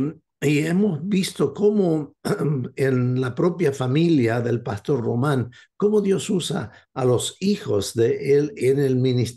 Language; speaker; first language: Spanish; non-native, fluent; English